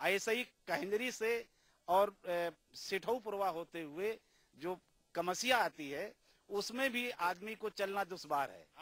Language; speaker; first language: Hindi; native; Hindi